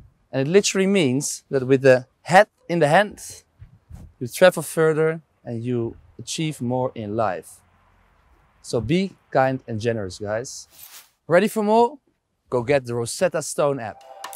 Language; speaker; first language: English; non-native, fluent; Dutch